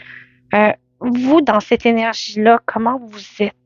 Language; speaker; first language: French; native; French